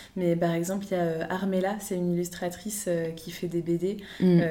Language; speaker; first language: French; native; French